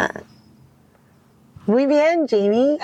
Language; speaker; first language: Spanish; non-native, learner; English